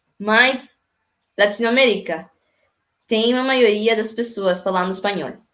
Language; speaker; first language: Portuguese; non-native, learner; Spanish